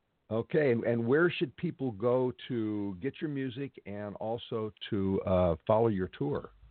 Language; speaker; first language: English; native; English